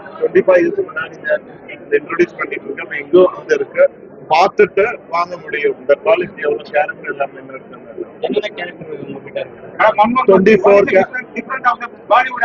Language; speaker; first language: Tamil; non-native, learner; Malayalam